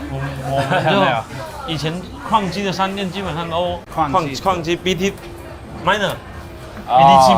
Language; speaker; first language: Chinese; native; Chinese